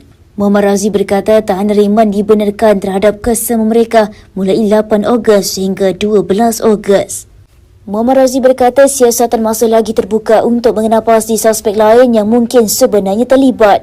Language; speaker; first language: Malay; native; Malay